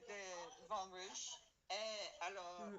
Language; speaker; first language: French; non-native, learner; English